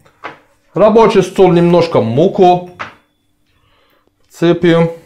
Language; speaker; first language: Russian; non-native, learner; Turkish